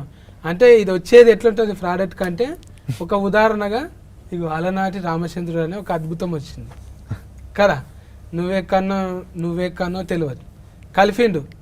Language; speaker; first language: Telugu; native; Telugu